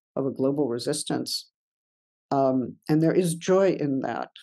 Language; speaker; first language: English; native; English